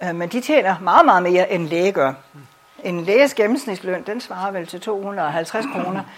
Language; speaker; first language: Danish; native; Danish